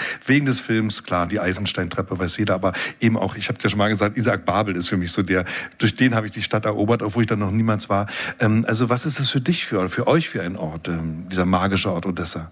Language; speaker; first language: German; native; German